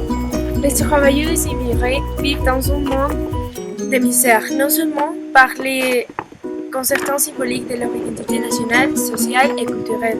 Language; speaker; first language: French; non-native, learner; Spanish